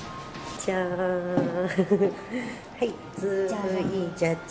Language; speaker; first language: Japanese; native; Japanese